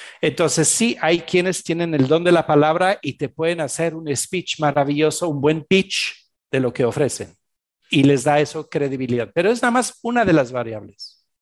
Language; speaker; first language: Spanish; non-native, fluent; French